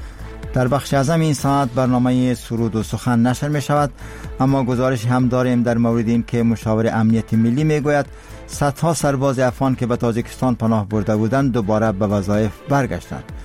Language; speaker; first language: Persian; native; Persian